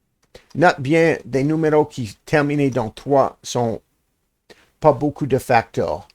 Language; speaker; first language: French; non-native, learner; English